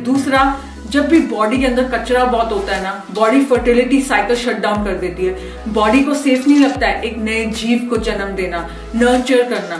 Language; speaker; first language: Hindi; native; Hindi